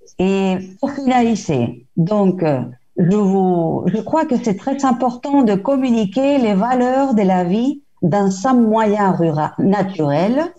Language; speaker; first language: French; non-native, fluent; Spanish